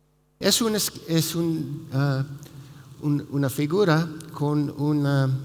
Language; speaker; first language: Spanish; non-native, fluent; English